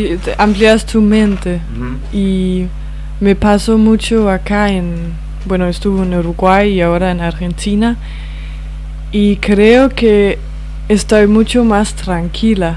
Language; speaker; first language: Spanish; non-native, fluent; Danish